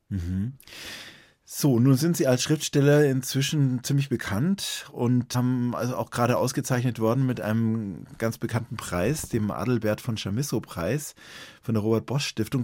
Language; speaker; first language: German; native; German